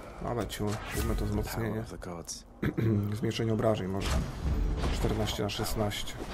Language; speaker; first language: Polish; native; Polish